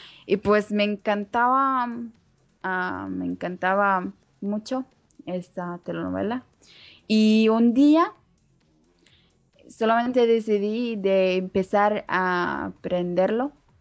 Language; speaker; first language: Spanish; non-native, learner; Arabic